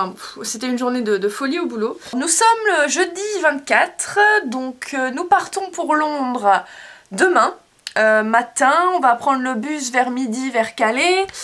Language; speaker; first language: French; native; French